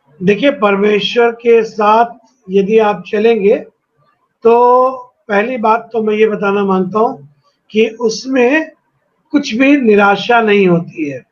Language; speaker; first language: Hindi; native; Hindi